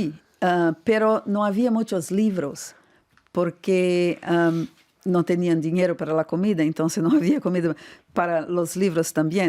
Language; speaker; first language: Spanish; non-native, fluent; Portuguese